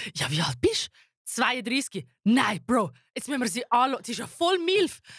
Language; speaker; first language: German; native; German